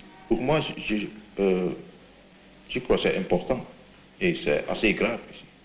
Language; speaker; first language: French; non-native, fluent; Indonesian